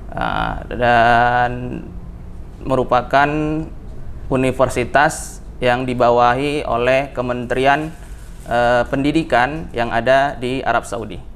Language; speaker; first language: Indonesian; native; Indonesian